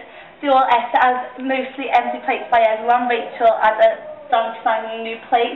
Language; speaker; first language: English; native; English